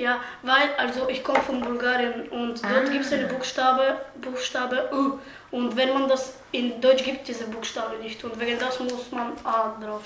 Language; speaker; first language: German; early bilingual, other home language; Bulgarian